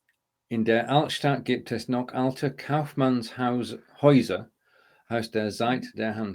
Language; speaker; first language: German; non-native, learner; English